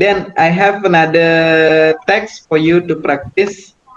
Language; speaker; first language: English; non-native, fluent; Indonesian